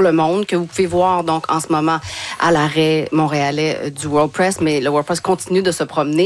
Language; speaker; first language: French; native; French